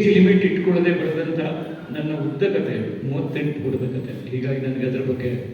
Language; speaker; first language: Kannada; native; Kannada